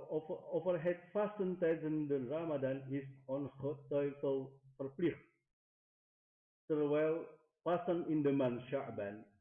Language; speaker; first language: Dutch; non-native, fluent; Indonesian